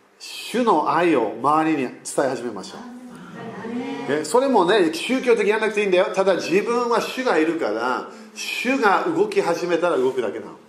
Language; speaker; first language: Japanese; native; Japanese